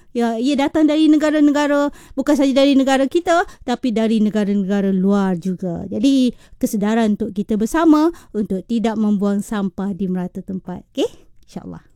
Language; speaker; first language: Malay; native; Malay